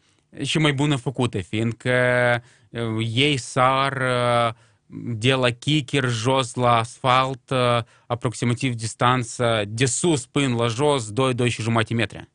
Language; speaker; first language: Romanian; non-native, local second language; Russian